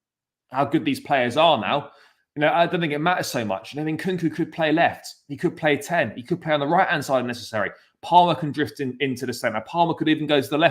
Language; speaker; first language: English; native; English